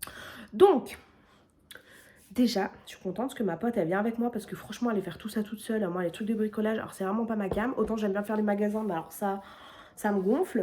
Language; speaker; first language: French; native; French